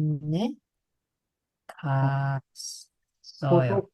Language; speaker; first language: Korean; non-native, learner; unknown